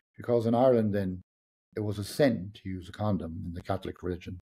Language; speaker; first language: English; non-native, local second language; Irish